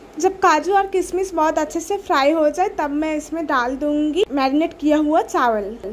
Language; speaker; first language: Hindi; non-native, local second language; Bangla